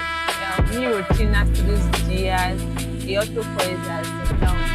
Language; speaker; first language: Portuguese; non-native, learner; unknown